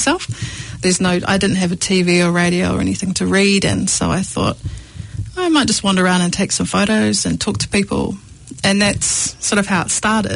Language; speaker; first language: English; native; English